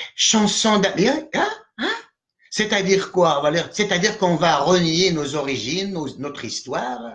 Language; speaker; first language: French; non-native, local second language; Arabic